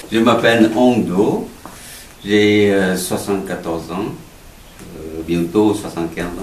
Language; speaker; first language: French; non-native, learner; Vietnamese